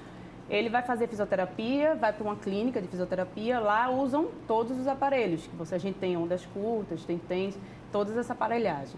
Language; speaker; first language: Portuguese; native; Portuguese